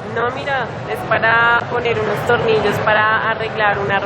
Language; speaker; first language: Spanish; native; Spanish